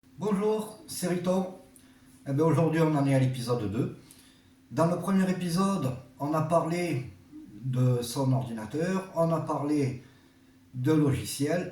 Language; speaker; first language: French; native; French